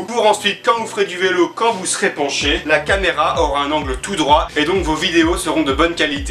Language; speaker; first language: French; native; French